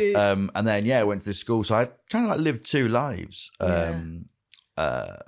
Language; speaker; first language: English; native; English